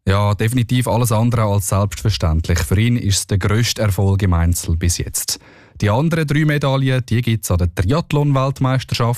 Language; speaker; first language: German; native; German